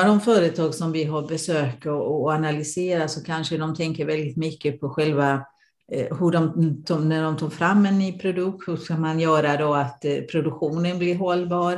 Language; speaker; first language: Swedish; non-native, fluent; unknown